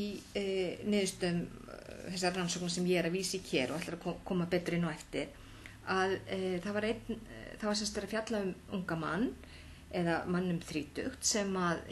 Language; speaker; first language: Icelandic; native; Icelandic